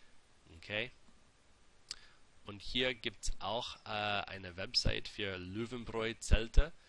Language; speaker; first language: German; non-native, fluent; English